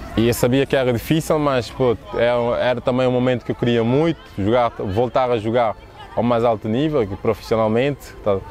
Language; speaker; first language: Portuguese; non-native, local second language; Kabuverdianu